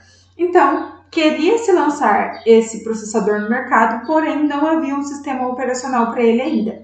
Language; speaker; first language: Portuguese; native; Portuguese